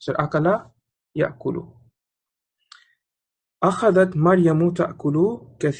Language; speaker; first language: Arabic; non-native, fluent; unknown